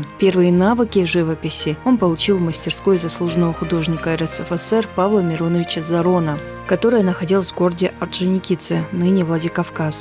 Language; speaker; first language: Russian; native; Russian